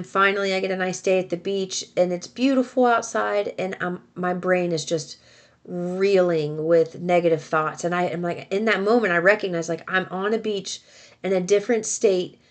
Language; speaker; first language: English; native; English